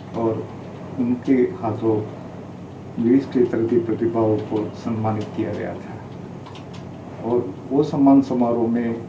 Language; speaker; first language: Hindi; non-native, local second language; Gujarati